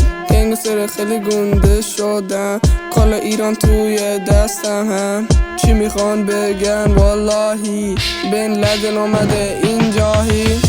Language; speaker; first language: Persian; early bilingual, heritage; Persian